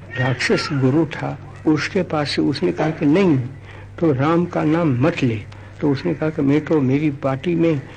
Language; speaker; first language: Hindi; non-native, local second language; Gujarati